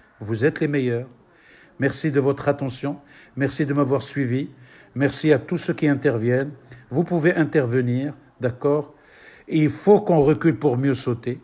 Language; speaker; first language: French; non-native, local second language; Arabic